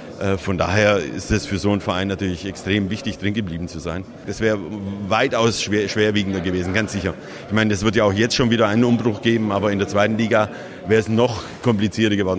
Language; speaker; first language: German; native; German